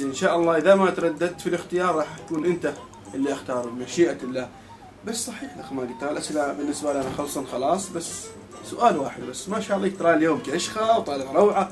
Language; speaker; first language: Arabic; native; Arabic